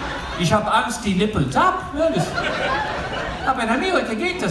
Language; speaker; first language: German; non-native, fluent; English